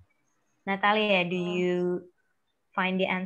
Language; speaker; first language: English; non-native, fluent; Indonesian